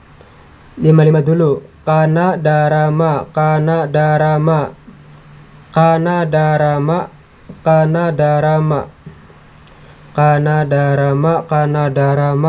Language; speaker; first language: Indonesian; non-native, local second language; Javanese